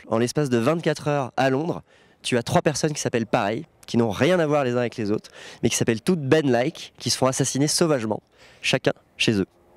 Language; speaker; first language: French; native; French